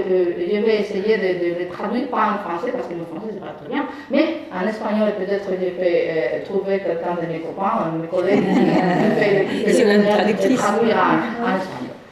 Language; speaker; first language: French; non-native, fluent; Spanish